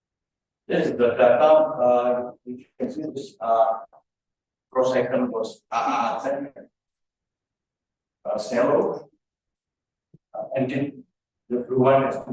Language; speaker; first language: English; non-native, learner; Indonesian